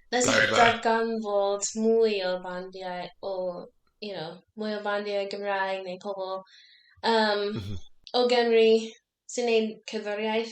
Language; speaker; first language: Welsh; non-native, learner; English